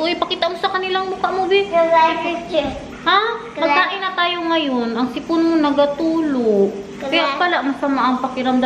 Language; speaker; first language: Filipino; non-native, local second language; Cebuano